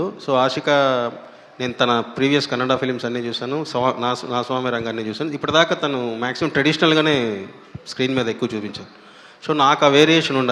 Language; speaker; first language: Telugu; native; Telugu